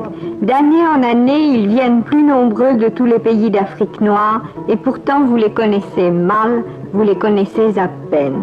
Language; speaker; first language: French; native; French